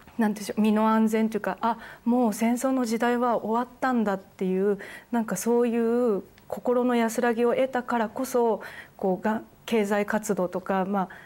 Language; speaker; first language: Japanese; native; Japanese